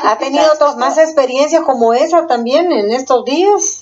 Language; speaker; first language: Spanish; native; Spanish